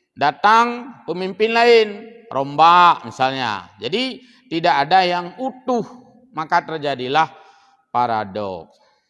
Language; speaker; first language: Malay; non-native, local second language; Achinese